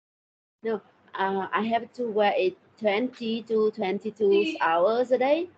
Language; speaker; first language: English; non-native, learner; Thai